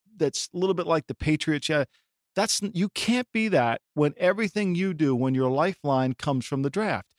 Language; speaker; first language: English; native; English